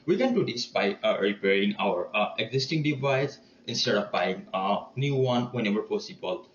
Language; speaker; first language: English; non-native, learner; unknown